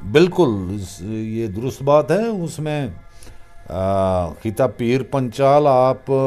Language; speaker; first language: Hindi; non-native, local second language; Kashmiri